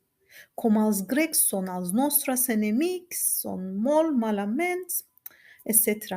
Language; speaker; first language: Catalan; non-native, learner; Turkish